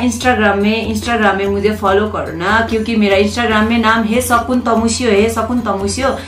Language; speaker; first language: Hindi; non-native, local second language; Nepali